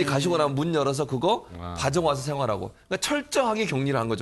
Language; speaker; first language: Korean; native; Korean